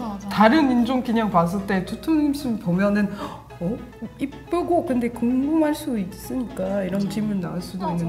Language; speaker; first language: Korean; non-native, learner; French